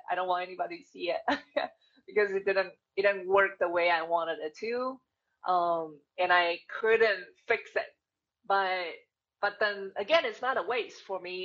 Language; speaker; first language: English; non-native, fluent; Chinese